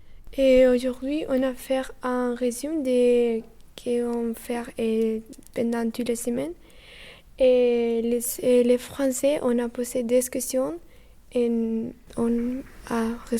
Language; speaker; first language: French; non-native, learner; Spanish